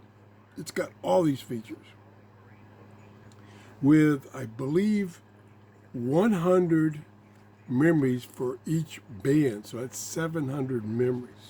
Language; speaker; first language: English; native; English